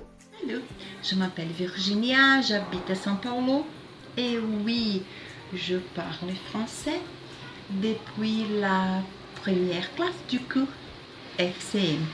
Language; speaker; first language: French; non-native, learner; Portuguese